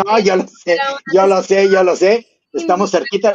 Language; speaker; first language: Spanish; native; Spanish